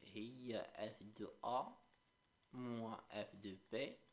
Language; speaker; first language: French; non-native, local second language; Arabic